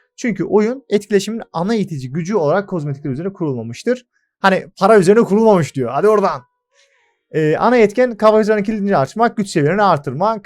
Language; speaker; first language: Turkish; native; Turkish